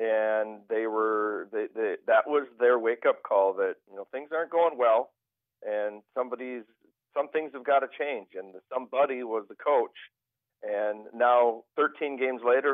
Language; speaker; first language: English; native; English